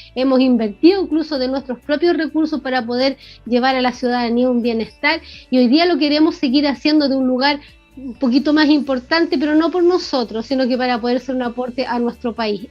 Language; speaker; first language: Spanish; native; Spanish